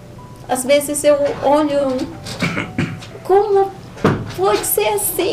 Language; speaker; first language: Portuguese; non-native, learner; Spanish